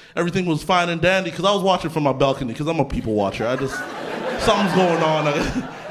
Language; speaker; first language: English; native; English